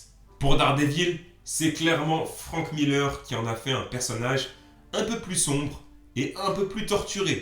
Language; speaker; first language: French; native; French